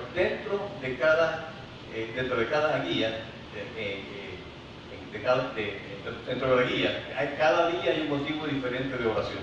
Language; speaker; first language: Spanish; native; Spanish